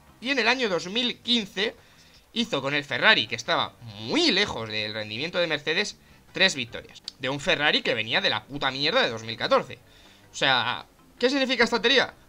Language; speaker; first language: Spanish; native; Spanish